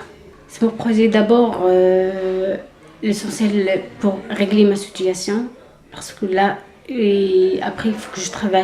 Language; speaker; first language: French; non-native, learner; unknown